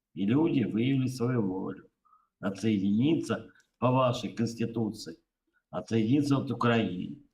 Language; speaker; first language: Russian; native; Russian